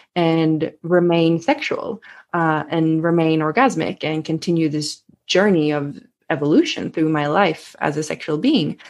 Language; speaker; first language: English; non-native, fluent; Swedish